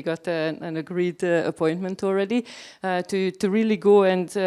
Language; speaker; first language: English; non-native, fluent; Hungarian